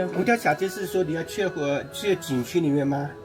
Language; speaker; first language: Chinese; native; Chinese